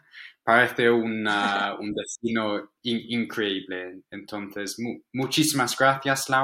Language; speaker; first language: Spanish; non-native, fluent; English